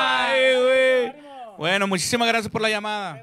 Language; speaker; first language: Spanish; native; Spanish